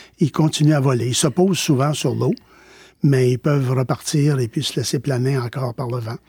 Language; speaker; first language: French; native; French